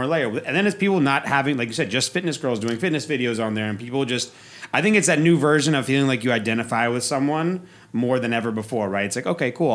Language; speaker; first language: English; native; English